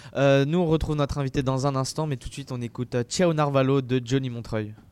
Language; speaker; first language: French; native; French